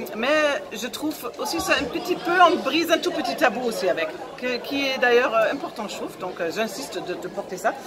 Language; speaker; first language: French; non-native, fluent; German